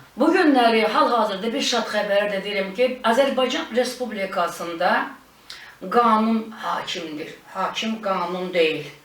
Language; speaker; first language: Azerbaijani; native; Azerbaijani